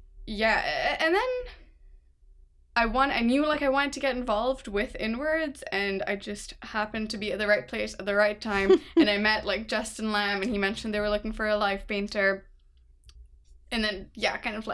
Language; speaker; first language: English; non-native, local second language; Urdu